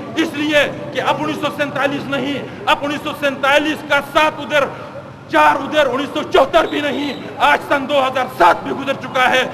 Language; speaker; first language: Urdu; non-native, local second language; Shina